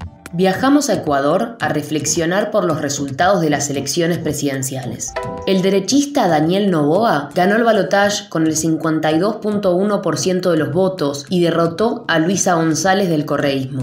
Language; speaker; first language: Spanish; native; Spanish